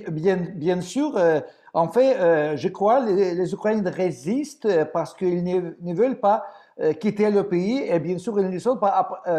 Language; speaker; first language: French; non-native, fluent; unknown